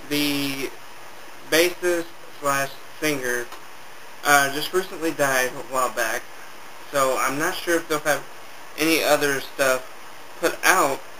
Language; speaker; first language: English; native; English